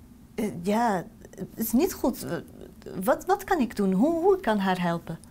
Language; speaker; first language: Dutch; non-native, learner; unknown